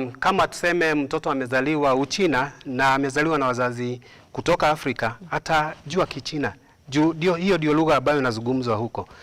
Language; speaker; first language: Swahili; non-native, local second language; Kikuyu